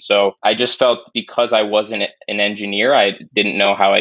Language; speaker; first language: English; native; English